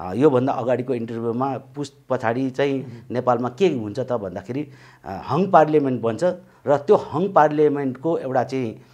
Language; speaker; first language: Nepali; native; Nepali